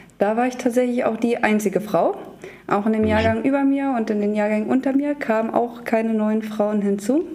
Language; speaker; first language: German; native; German